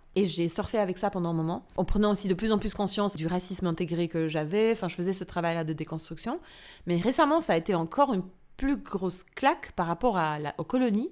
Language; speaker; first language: French; non-native, fluent; Albanian